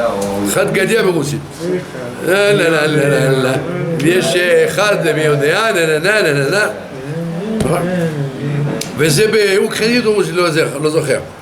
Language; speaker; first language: Hebrew; non-native, fluent; French